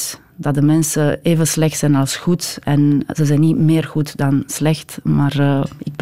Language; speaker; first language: Dutch; non-native, fluent; Romanian